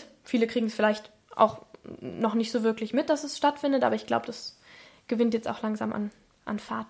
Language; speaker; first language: German; native; German